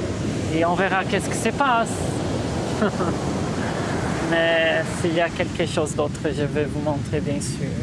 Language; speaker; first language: French; non-native, fluent; Portuguese